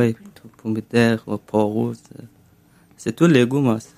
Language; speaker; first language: French; non-native, learner; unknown